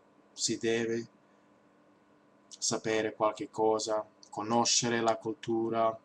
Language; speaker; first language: Italian; non-native, learner; English